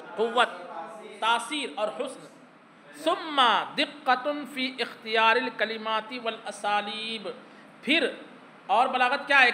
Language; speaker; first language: Urdu; native; Urdu